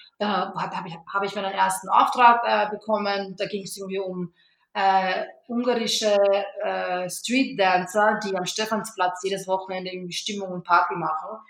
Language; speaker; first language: German; early bilingual, other home language; Serbian